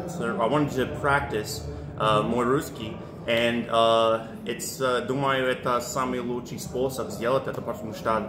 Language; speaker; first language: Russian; non-native, learner; English